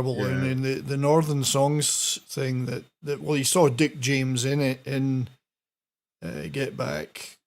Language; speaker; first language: English; native; English